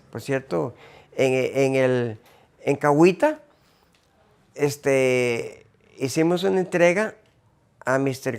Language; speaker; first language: Spanish; native; Spanish